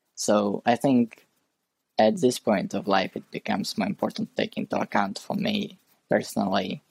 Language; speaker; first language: English; non-native, fluent; Russian